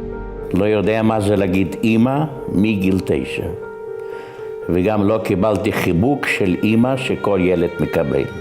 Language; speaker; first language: Hebrew; non-native, fluent; Yiddish